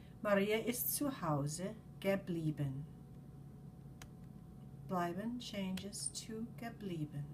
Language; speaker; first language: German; non-native, fluent; English